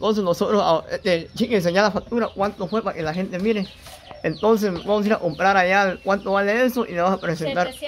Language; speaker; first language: Spanish; native; Spanish